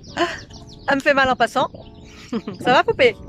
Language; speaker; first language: French; native; French